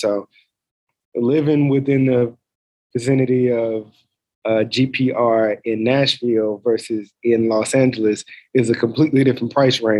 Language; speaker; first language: English; native; English